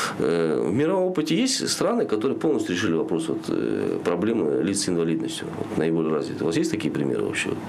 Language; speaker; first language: Russian; non-native, local second language; Kyrgyz